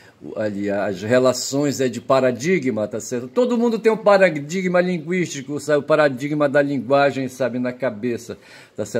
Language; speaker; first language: Portuguese; native; Portuguese